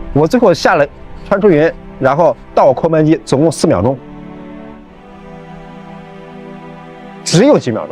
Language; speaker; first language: Chinese; native; Chinese